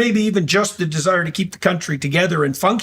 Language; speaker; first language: English; native; English